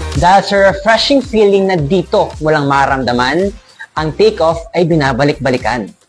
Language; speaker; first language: Filipino; non-native, local second language; Iloko